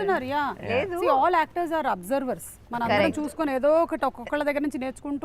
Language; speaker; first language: Telugu; native; Telugu